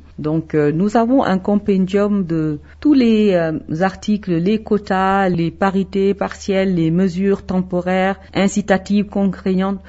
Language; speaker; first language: French; non-native, local second language; Wolof